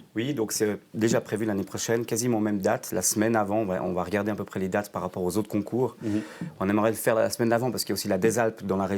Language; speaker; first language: French; native; French